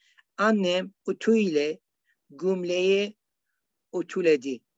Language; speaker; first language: Turkish; non-native, learner; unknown